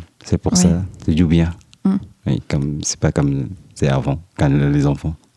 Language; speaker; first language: French; non-native, learner; Arabic